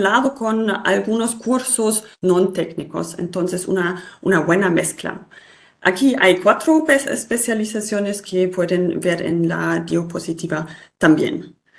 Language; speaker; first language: Spanish; non-native, fluent; German